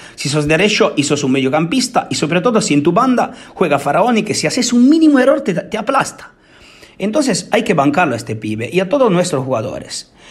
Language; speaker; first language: Spanish; non-native, fluent; Italian